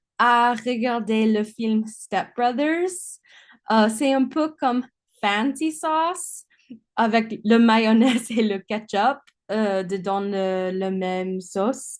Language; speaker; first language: French; non-native, learner; English